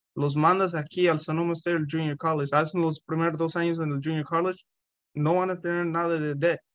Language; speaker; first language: Spanish; early bilingual, heritage; Spanish